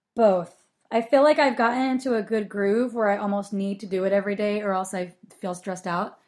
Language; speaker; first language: English; native; English